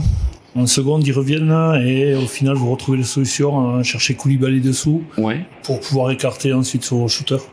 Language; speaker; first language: French; native; French